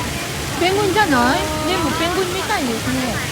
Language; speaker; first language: Japanese; non-native, learner; Mizo